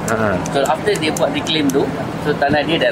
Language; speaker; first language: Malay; non-native, local second language; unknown